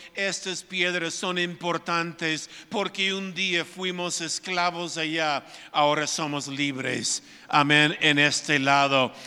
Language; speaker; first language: Spanish; non-native, fluent; English